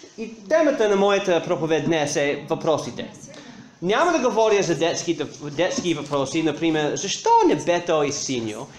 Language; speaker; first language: Bulgarian; non-native, fluent; English